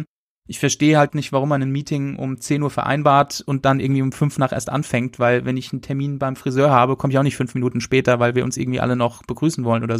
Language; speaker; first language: German; native; German